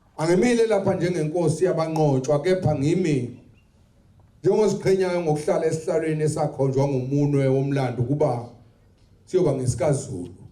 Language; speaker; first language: Zulu; native; Zulu